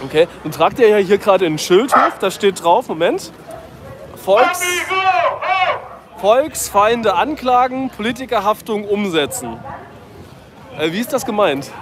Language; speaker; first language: German; native; German